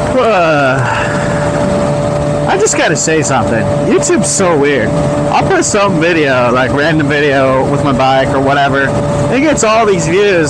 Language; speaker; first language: English; native; English